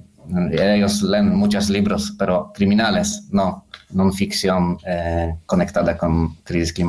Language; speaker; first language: Spanish; non-native, learner; Polish